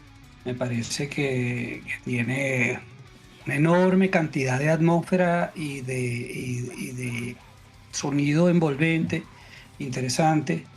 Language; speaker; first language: Spanish; native; Spanish